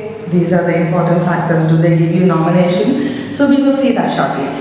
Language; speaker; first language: English; non-native, local second language; Tamil